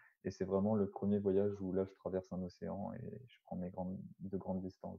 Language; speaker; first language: French; native; French